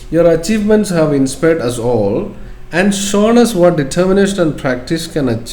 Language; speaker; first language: English; non-native, local second language; Malayalam